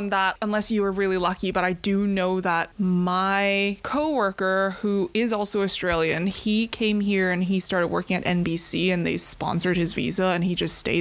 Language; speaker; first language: English; non-native, local second language; Cantonese